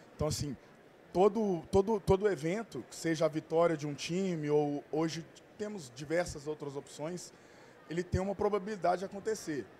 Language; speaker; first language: Portuguese; native; Portuguese